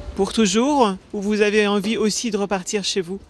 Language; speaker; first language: French; native; French